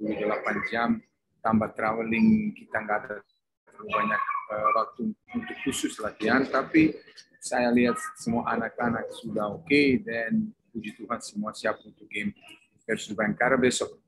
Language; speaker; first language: Indonesian; non-native, fluent; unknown